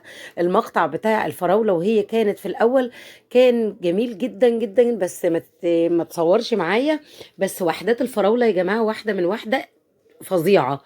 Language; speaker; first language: Arabic; native; Arabic